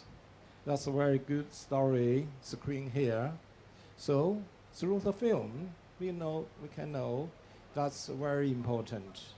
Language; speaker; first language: English; non-native, learner; Chinese